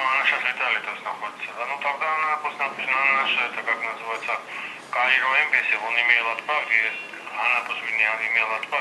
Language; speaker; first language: Russian; native; Russian